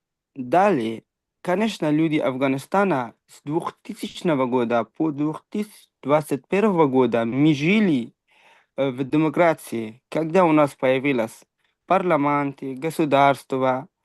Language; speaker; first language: Russian; non-native, fluent; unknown